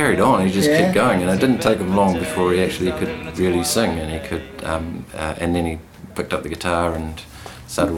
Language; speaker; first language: English; native; English